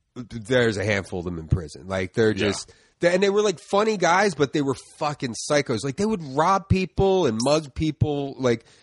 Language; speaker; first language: English; native; English